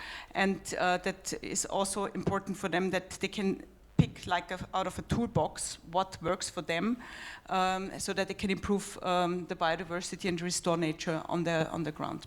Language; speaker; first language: English; non-native, fluent; German